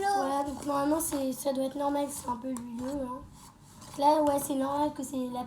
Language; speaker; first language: French; native; French